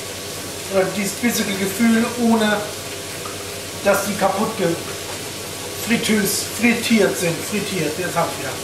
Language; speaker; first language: German; native; German